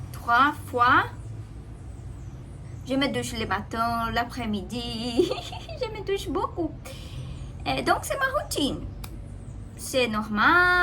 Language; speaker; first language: French; non-native, learner; Portuguese